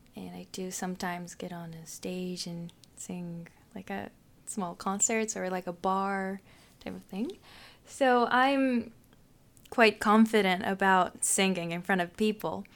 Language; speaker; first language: English; non-native, fluent; Japanese